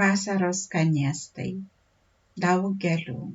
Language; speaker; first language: Lithuanian; non-native, fluent; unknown